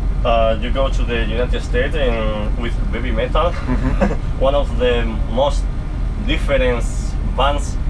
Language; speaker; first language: English; non-native, learner; Spanish